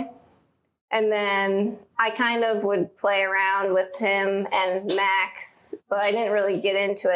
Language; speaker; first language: English; native; English